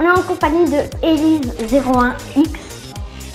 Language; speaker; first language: French; native; French